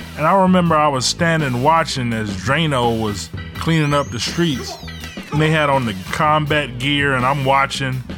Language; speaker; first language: English; native; English